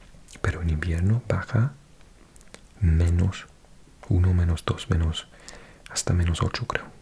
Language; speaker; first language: Spanish; non-native, fluent; English